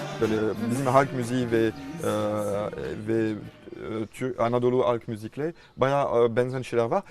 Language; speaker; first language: Turkish; non-native, fluent; French